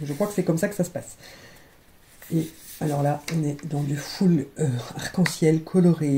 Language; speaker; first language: French; native; French